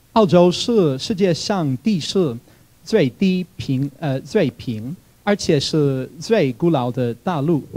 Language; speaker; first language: Chinese; non-native, fluent; English